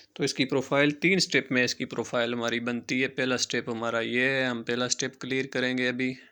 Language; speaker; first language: Urdu; native; Urdu